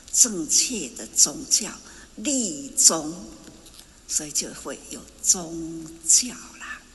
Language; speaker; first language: Chinese; non-native, local second language; Min Nan Chinese